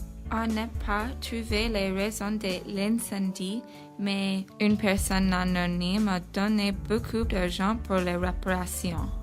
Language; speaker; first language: French; non-native, learner; English